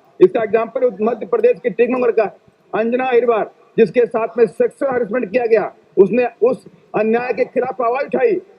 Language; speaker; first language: Hindi; native; Hindi